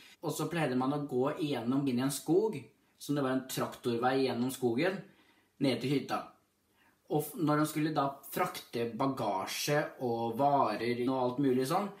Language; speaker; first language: Norwegian; native; Norwegian